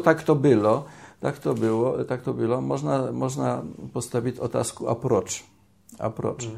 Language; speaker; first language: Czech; non-native, learner; Polish